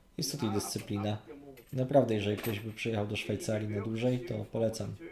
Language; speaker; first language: Polish; native; Polish